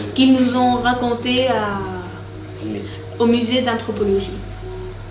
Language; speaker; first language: French; non-native, fluent; Spanish